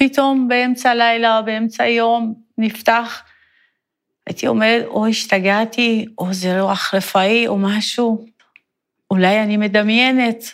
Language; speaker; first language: Hebrew; non-native, fluent; Persian